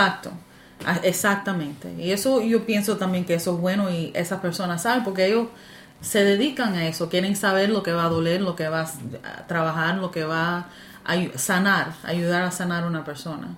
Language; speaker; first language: Spanish; early bilingual, heritage; Spanish